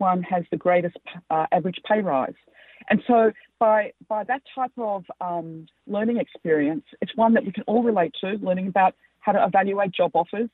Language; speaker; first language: English; native; English